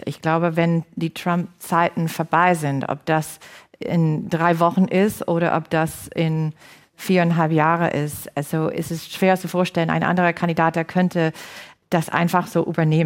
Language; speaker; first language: German; non-native, fluent; English